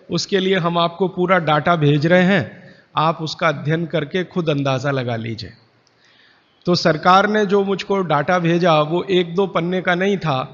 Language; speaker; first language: Hindi; native; Hindi